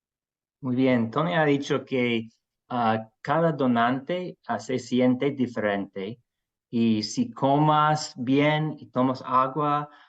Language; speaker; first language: Spanish; non-native, fluent; English